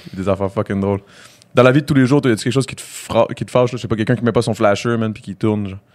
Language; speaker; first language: French; native; French